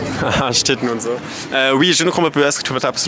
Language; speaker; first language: German; native; German